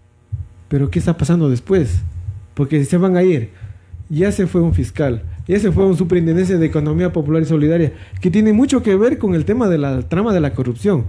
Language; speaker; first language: Spanish; native; Spanish